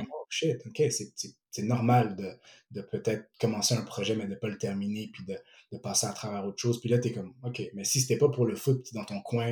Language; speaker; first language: French; early bilingual, other home language; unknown